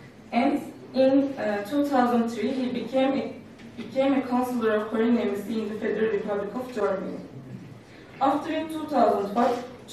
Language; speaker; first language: English; non-native, fluent; Turkish